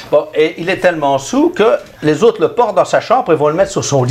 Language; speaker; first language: French; native; French